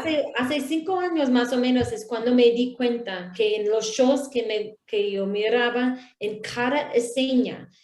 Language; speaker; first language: Spanish; non-native, learner; English